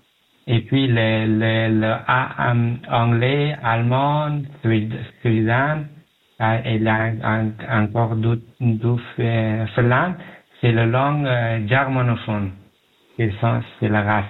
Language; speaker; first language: French; non-native, learner; Pashto